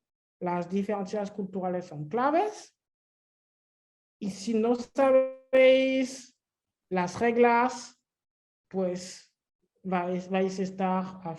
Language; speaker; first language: Spanish; non-native, fluent; French